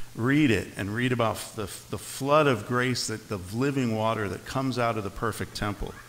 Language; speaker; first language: English; native; English